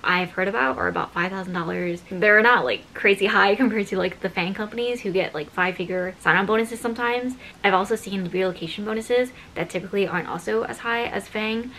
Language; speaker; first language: English; native; English